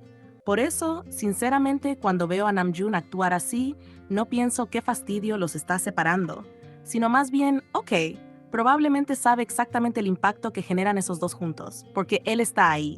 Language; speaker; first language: Spanish; native; Spanish